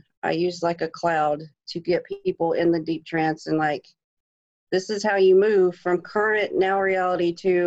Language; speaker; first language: English; native; English